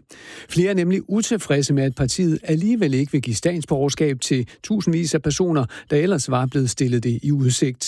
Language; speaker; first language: Danish; native; Danish